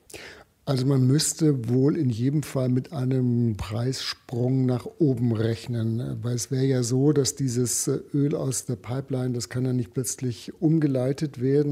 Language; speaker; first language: German; native; German